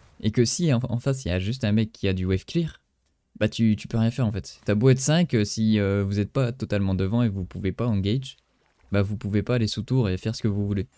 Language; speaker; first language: French; native; French